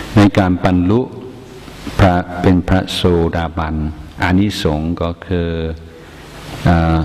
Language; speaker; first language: Thai; non-native, fluent; English